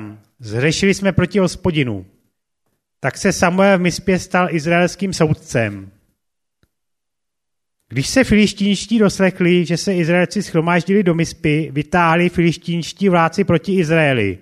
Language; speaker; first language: Czech; native; Czech